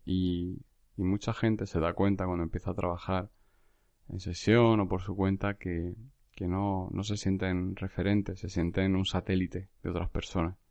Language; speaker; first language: Spanish; native; Spanish